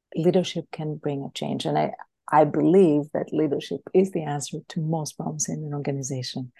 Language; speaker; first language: English; non-native, fluent; Greek